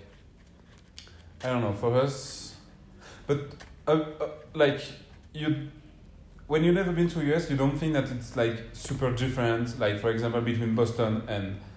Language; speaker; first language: English; non-native, fluent; French